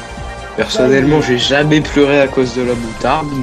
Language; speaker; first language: French; native; French